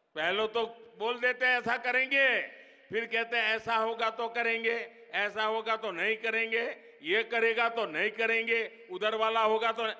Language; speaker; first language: Hindi; non-native, local second language; Gujarati